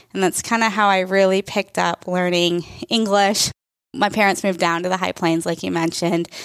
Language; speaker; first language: English; early bilingual, other home language; Telugu